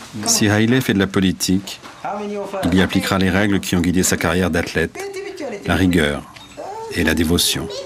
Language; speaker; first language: French; native; French